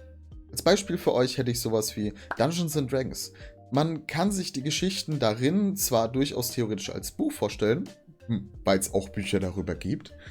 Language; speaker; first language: German; native; German